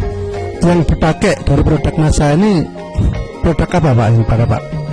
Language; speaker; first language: Indonesian; native; Indonesian